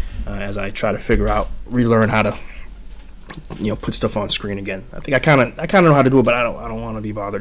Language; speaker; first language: English; early bilingual, other home language; Haitian Creole